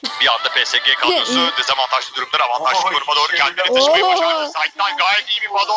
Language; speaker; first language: Turkish; native; Turkish